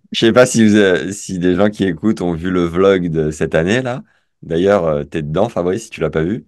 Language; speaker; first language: French; native; French